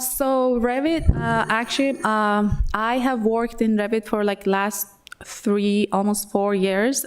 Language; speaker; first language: English; non-native, fluent; Persian